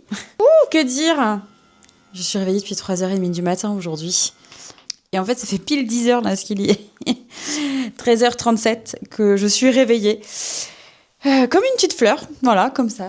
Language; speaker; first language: French; native; French